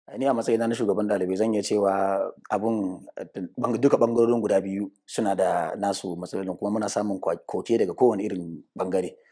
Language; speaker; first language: Hausa; native; Hausa